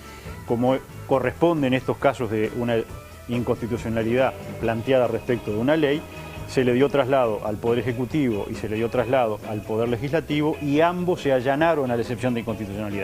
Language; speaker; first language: Spanish; native; Spanish